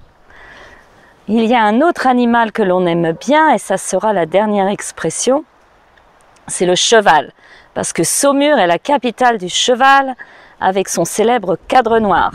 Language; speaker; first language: French; native; French